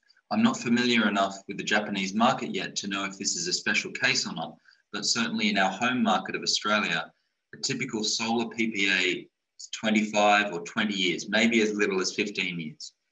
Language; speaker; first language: English; native; English